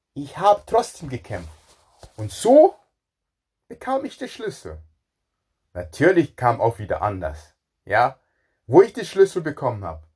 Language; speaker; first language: German; non-native, fluent; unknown